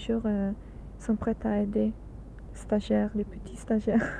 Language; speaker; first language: French; non-native, learner; English